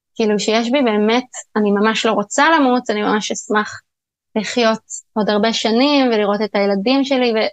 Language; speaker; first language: Hebrew; native; Hebrew